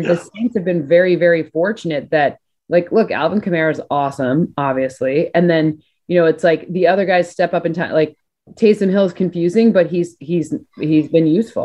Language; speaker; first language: English; native; English